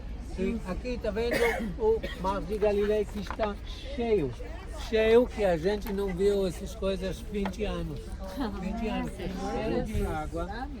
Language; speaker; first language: Portuguese; non-native, learner; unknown